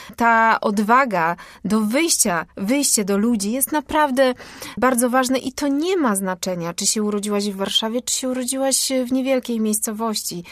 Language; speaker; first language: Polish; native; Polish